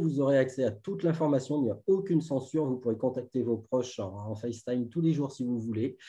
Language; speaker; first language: French; native; French